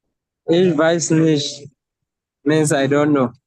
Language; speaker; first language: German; non-native, learner; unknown